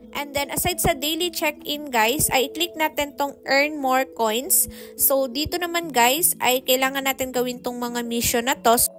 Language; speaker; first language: Filipino; non-native, local second language; Cebuano